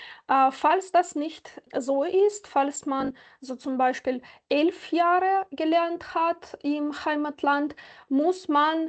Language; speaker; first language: German; non-native, fluent; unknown